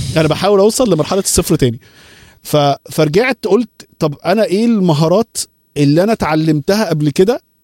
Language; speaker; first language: Arabic; early bilingual, heritage; Arabic